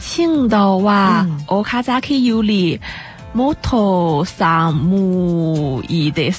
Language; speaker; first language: Japanese; non-native, learner; Chinese